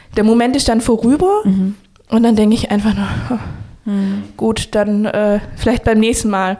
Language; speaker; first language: German; native; German